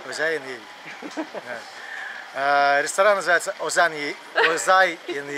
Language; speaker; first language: Russian; native; Russian